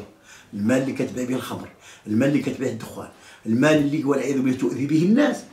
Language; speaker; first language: Arabic; native; Arabic